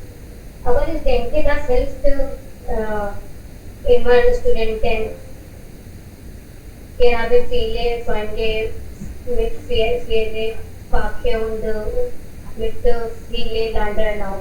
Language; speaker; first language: German; non-native, learner; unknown